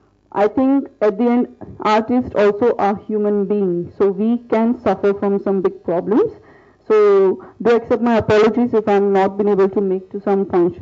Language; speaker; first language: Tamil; non-native, learner; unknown